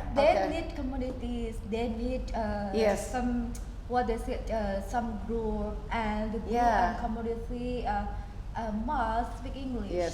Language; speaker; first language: English; non-native, learner; Indonesian